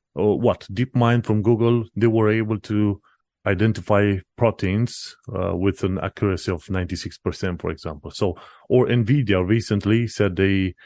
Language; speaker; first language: English; non-native, fluent; Romanian